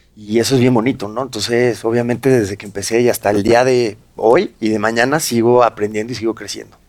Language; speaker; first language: Spanish; native; Spanish